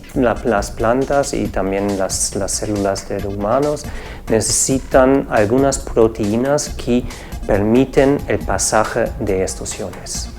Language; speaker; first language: Spanish; non-native, fluent; German